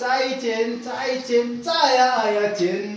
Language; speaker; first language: Chinese; non-native, learner; Nepali